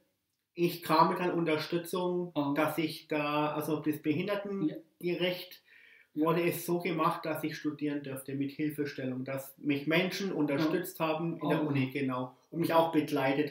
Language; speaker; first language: German; early bilingual, other home language; English